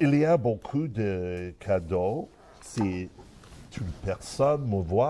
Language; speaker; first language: French; non-native, learner; English